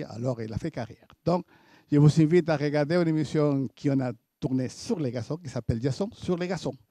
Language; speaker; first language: French; native; French